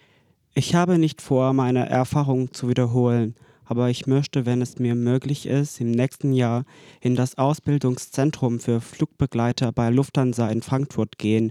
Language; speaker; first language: German; non-native, fluent; French